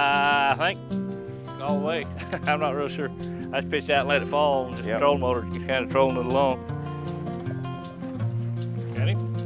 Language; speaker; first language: English; native; English